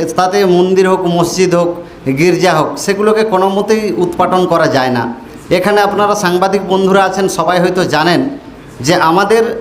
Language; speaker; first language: Bangla; non-native, local second language; Santali